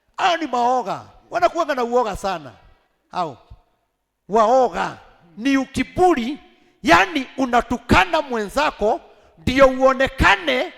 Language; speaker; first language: Swahili; non-native, local second language; Kikuyu